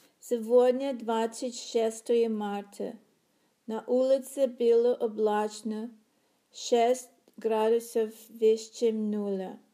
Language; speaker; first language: Russian; non-native, learner; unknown